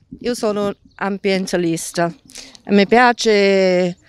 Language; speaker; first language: Italian; non-native, learner; English